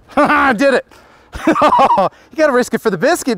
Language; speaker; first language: English; native; English